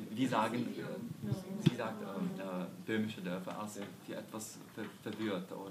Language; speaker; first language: German; non-native, learner; Slovenian